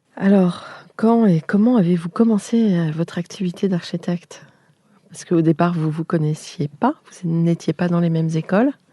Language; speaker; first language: French; native; French